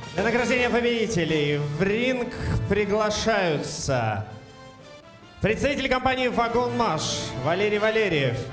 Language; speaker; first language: Russian; native; Russian